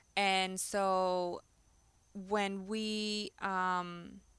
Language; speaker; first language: English; early bilingual, other home language; Spanish